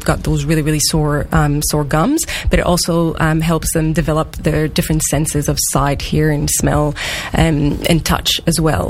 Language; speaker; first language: English; non-native, fluent; French